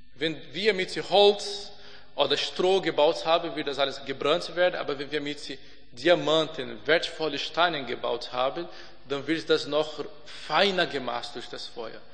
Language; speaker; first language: German; non-native, fluent; Portuguese